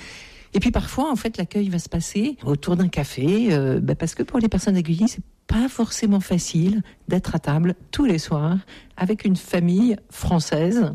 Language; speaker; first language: French; native; French